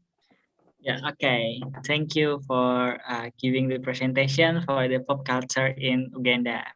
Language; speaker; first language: English; non-native, fluent; Indonesian